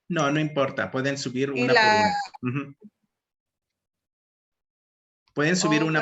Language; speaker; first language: Spanish; native; Spanish